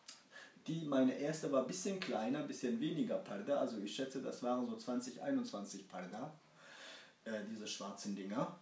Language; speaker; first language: German; early bilingual, other home language; Kurdish